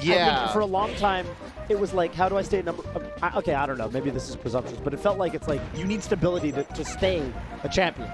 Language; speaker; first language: English; native; English